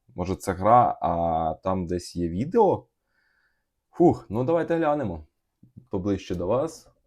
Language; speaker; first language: Ukrainian; non-native, local second language; Russian